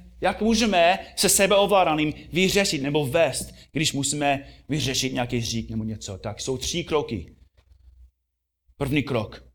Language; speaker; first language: Czech; non-native, fluent; English